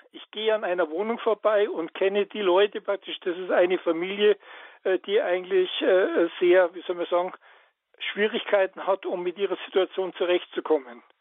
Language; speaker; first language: German; native; German